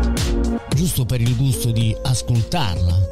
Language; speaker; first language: Italian; native; Italian